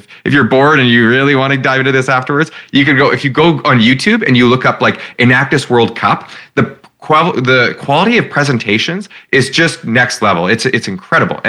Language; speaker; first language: English; native; English